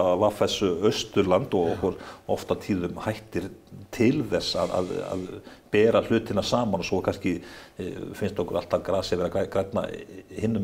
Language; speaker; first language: Icelandic; native; Icelandic